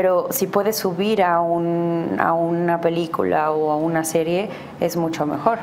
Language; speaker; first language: Spanish; native; Spanish